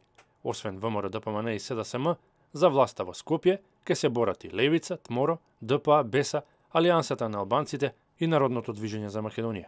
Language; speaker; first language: Macedonian; native; Macedonian